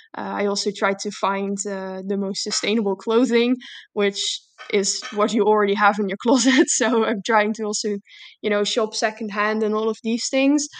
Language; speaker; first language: English; non-native, fluent; Dutch